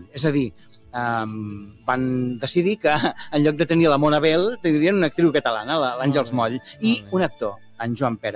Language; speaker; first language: Catalan; native; Catalan